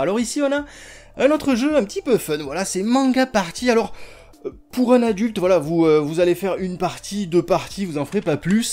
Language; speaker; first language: French; native; French